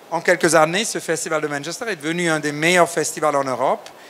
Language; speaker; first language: French; native; French